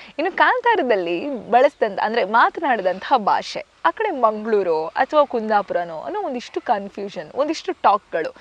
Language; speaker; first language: Kannada; native; Kannada